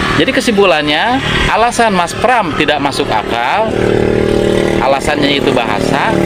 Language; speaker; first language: Indonesian; non-native, local second language; Sundanese